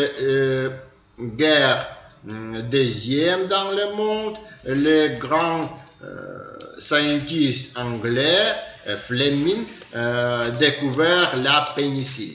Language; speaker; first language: French; non-native, learner; Ukrainian